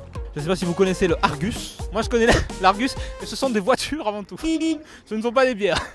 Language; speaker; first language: French; native; French